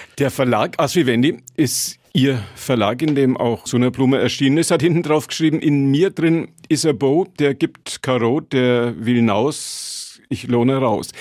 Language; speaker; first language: German; native; German